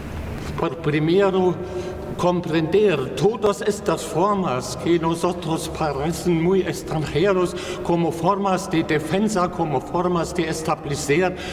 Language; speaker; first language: Spanish; non-native, fluent; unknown